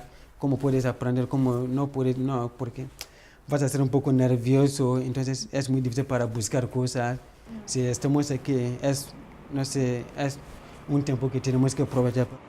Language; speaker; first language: Spanish; non-native, learner; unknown